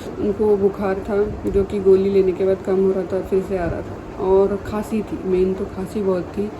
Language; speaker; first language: Hindi; non-native, local second language; Marathi